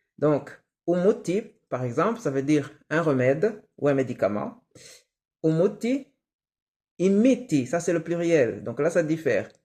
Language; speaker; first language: French; non-native, local second language; Kinyarwanda